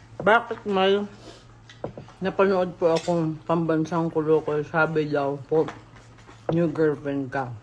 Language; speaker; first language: Filipino; non-native, local second language; Iloko